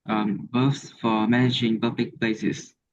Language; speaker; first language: English; non-native, learner; Vietnamese